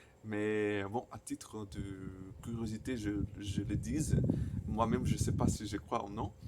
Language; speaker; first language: French; non-native, fluent; Portuguese